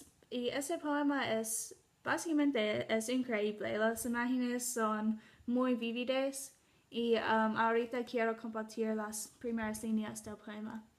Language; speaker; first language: Spanish; non-native, learner; English